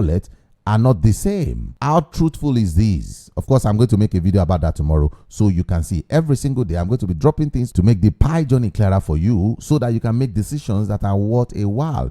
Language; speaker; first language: English; non-native, local second language; Yoruba